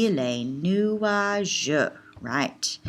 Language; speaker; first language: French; non-native, fluent; English